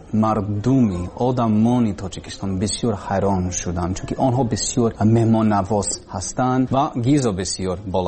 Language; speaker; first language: Persian; non-native, learner; English